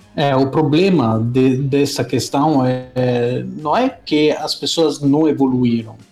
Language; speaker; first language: Portuguese; non-native, fluent; Italian